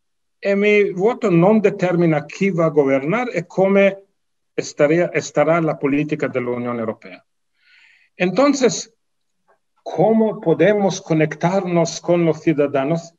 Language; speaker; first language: Spanish; non-native, fluent; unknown